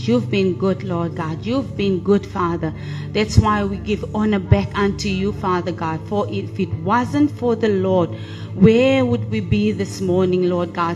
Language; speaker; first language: English; non-native, local second language; Afrikaans